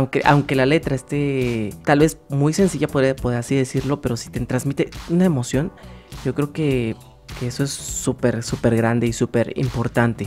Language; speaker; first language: Spanish; native; Spanish